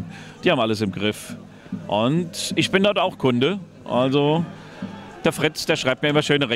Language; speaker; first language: German; native; German